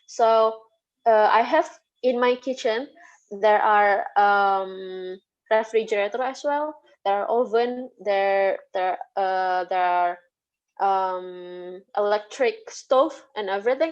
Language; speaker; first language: English; non-native, fluent; Indonesian